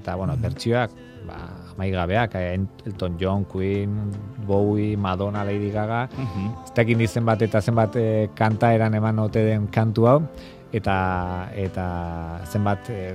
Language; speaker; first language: Basque; native; Basque